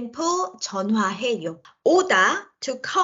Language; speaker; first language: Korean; native; Korean